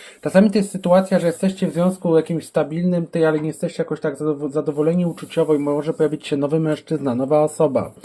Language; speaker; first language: Polish; native; Polish